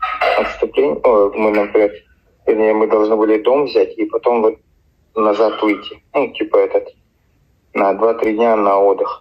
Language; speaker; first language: Russian; native; Russian